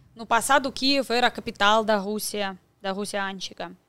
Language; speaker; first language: Portuguese; non-native, fluent; Russian